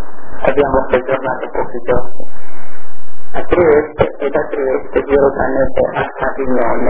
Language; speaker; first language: Italian; native; Italian